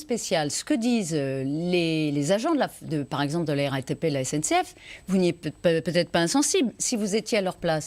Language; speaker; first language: French; native; French